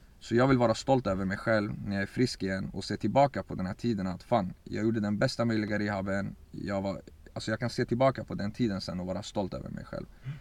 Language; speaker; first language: Swedish; early bilingual, other home language; Kurdish